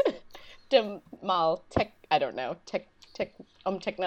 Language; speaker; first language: Danish; non-native, learner; English